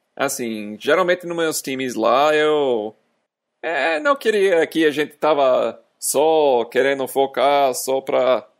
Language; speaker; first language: Portuguese; non-native, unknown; English